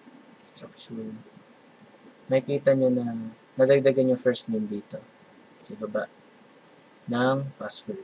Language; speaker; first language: Filipino; native; Filipino